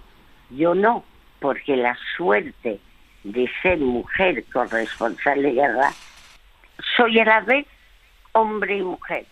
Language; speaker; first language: Spanish; early bilingual, other home language; French